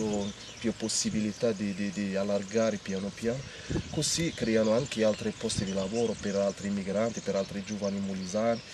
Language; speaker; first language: Italian; non-native, learner; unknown